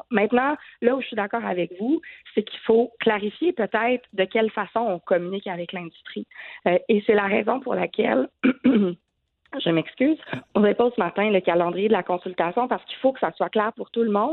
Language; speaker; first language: French; native; French